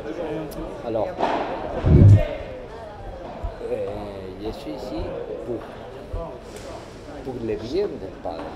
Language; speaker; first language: French; non-native, learner; Spanish